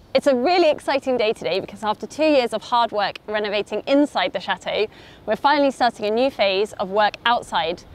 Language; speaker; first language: English; native; English